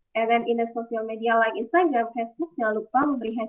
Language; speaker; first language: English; non-native, fluent; Indonesian